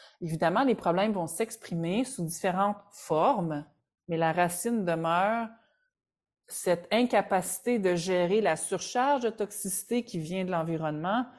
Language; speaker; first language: French; native; French